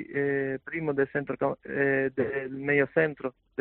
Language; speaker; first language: Spanish; non-native, fluent; Albanian